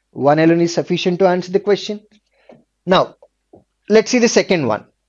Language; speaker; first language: English; non-native, local second language; Telugu